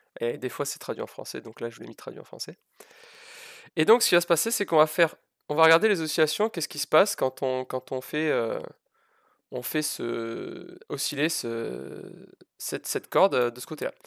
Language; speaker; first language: French; native; French